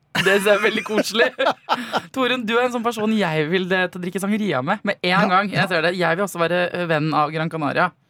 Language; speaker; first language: Norwegian; native; Norwegian